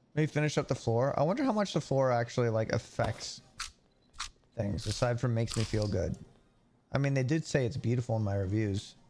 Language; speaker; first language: English; native; English